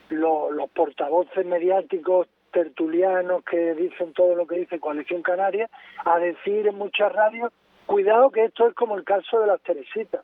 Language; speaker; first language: Spanish; native; Spanish